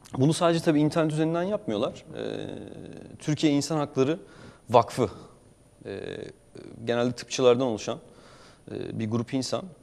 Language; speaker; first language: Turkish; native; Turkish